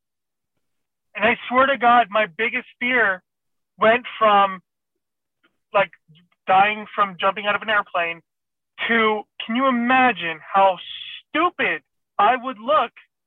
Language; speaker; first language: English; non-native, fluent; Persian